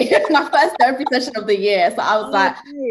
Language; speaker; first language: English; early bilingual, other home language; Swahili